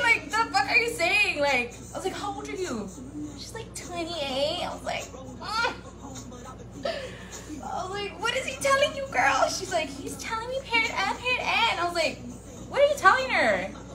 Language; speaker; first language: English; early bilingual, other home language; Spanish